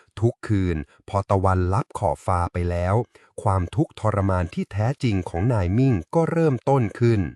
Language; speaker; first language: Thai; native; Thai